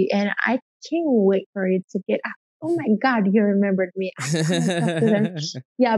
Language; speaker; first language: English; non-native, fluent; Russian